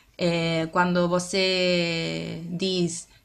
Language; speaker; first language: Portuguese; non-native, learner; Spanish